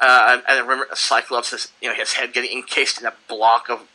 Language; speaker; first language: English; non-native, local second language; Filipino